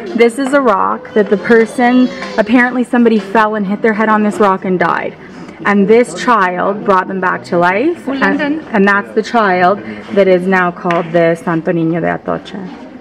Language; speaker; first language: English; early bilingual, heritage; English